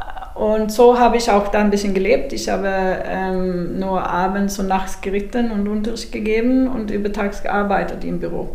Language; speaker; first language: German; non-native, fluent; Swedish